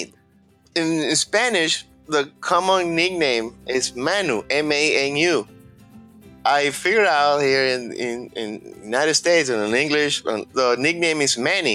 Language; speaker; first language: English; non-native, fluent; Spanish